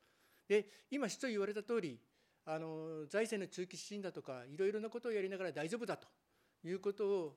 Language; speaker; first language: Japanese; native; Japanese